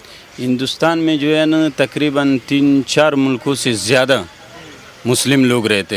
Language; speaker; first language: Hindi; non-native, fluent; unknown